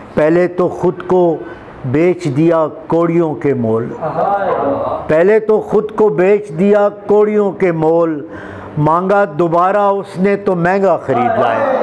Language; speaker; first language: Urdu; non-native, local second language; Pahari-Potwari